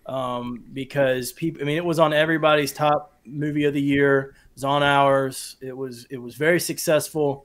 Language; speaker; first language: English; native; English